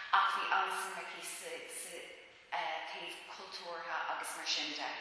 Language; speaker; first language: Irish; non-native, local second language; English